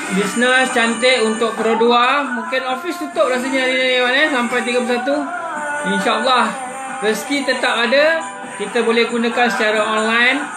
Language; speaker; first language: Malay; non-native, local second language; Buginese